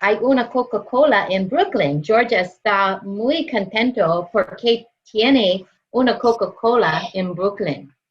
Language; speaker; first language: Spanish; non-native, learner; English